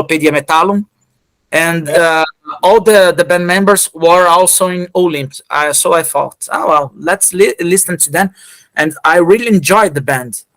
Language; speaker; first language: English; non-native, fluent; Portuguese